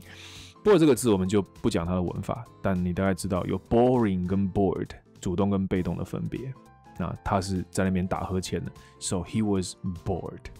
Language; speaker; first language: Chinese; native; Chinese